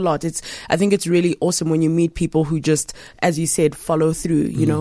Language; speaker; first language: English; non-native, local second language; Ganda